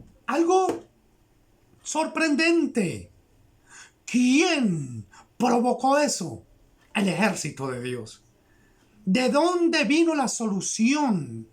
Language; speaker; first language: Spanish; native; Spanish